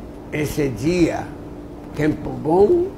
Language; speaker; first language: Portuguese; non-native, learner; Japanese